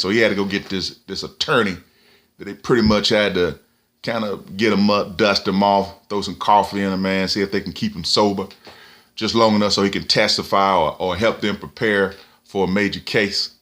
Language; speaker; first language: English; native; English